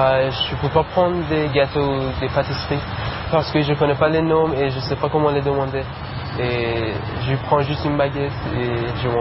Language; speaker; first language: French; non-native, learner; Persian